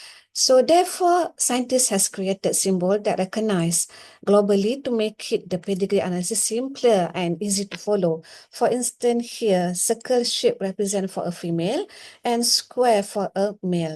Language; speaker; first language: English; non-native, local second language; Malay